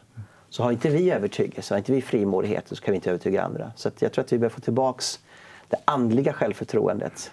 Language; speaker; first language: Swedish; native; Swedish